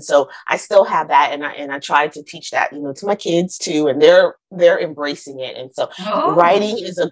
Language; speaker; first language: English; early bilingual, other home language; Akan